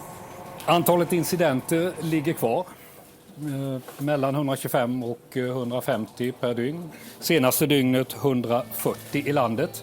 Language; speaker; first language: Swedish; native; Swedish